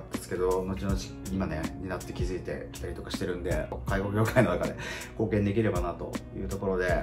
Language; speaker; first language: Japanese; native; Japanese